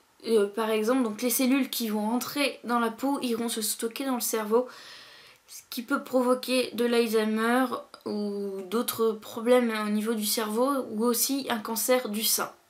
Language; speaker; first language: French; native; French